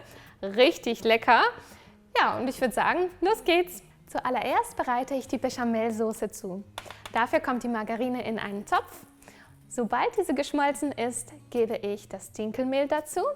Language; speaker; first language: German; native; German